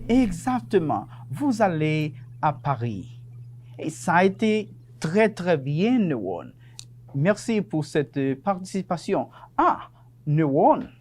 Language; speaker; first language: French; non-native, fluent; Spanish